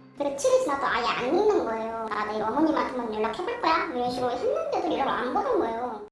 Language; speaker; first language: Korean; native; Korean